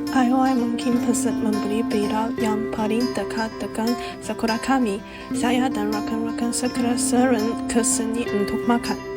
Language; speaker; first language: Malay; non-native, learner; Chinese